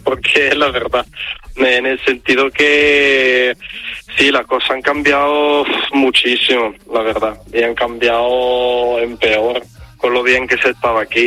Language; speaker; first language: Spanish; non-native, fluent; Italian